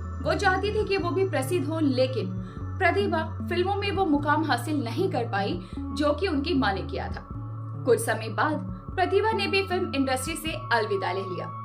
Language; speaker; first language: Hindi; native; Hindi